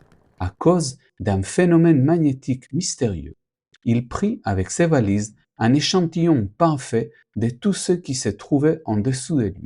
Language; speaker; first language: French; non-native, fluent; Spanish